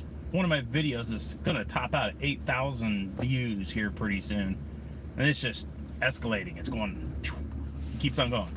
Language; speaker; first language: English; native; English